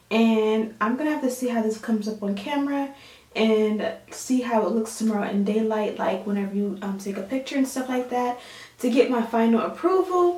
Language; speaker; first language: English; native; English